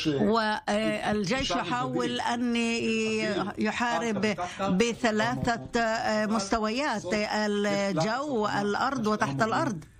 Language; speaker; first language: Arabic; non-native, fluent; Hebrew